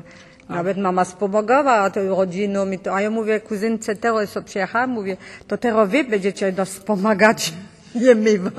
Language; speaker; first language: Polish; early bilingual, heritage; Polish